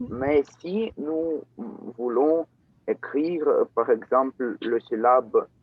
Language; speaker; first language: French; non-native, learner; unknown